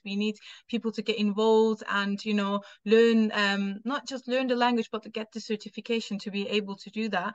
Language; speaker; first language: English; non-native, fluent; Turkish